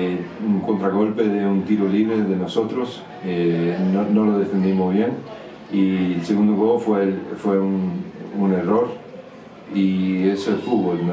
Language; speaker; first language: Spanish; early bilingual, heritage; English